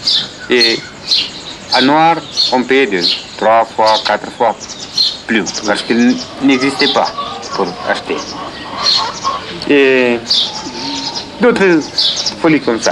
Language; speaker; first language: French; non-native, learner; Romanian